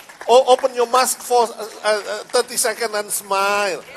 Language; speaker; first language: English; non-native, learner; Indonesian